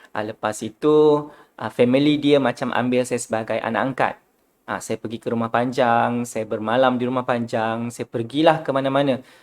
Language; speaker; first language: Malay; native; Malay